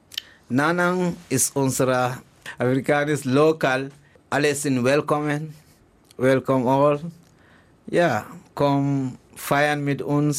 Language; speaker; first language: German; non-native, learner; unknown